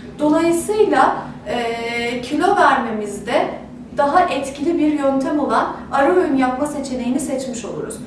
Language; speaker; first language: Turkish; native; Turkish